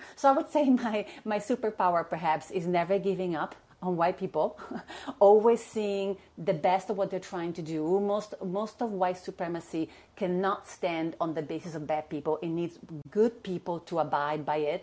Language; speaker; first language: English; non-native, fluent; Italian